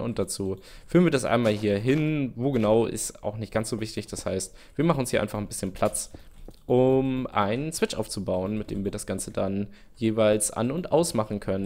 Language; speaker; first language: German; native; German